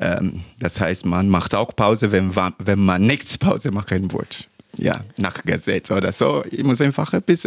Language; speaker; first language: German; non-native, learner; English